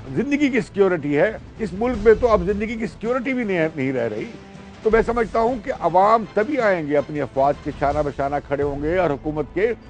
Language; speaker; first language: Urdu; native; Urdu